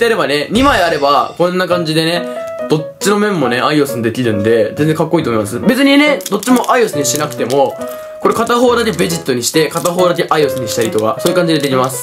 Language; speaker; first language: Japanese; native; Japanese